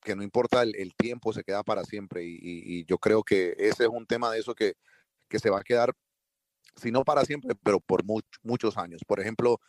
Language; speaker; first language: Spanish; early bilingual, heritage; Spanish